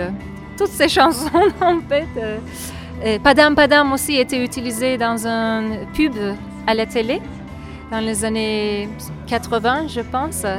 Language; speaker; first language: French; non-native, fluent; Turkish